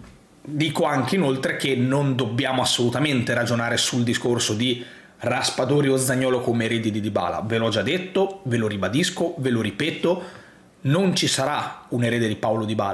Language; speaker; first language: Italian; native; Italian